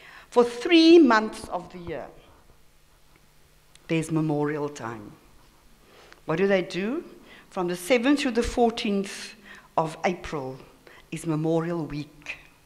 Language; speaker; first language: English; early bilingual, other home language; Afrikaans